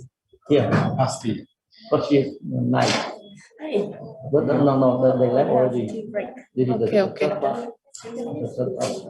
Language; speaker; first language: English; non-native, fluent; Vietnamese